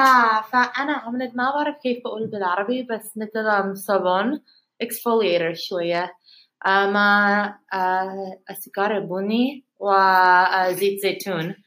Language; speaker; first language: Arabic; non-native, learner; English